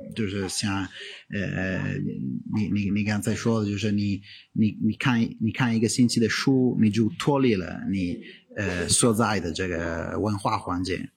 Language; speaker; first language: Chinese; non-native, fluent; Italian